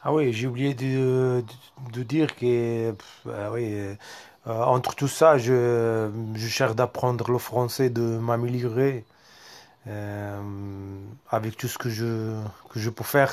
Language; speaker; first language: French; non-native, learner; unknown